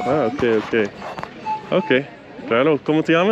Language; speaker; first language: Spanish; non-native, learner; English